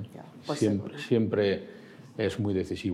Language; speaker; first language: Spanish; native; Spanish